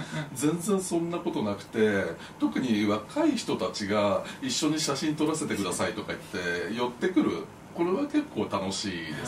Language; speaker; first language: Japanese; native; Japanese